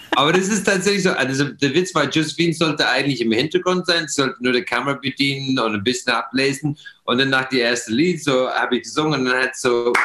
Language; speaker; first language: German; non-native, fluent; English